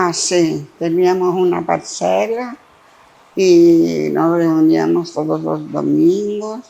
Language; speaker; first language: Spanish; non-native, fluent; Greek